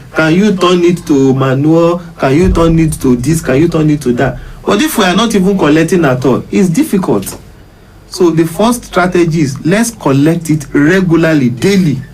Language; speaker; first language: English; non-native, local second language; Yoruba